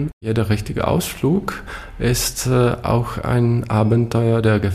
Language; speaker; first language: German; non-native, fluent; Czech